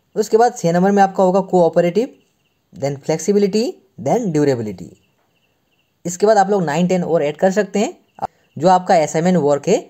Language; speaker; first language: Hindi; non-native, local second language; Assamese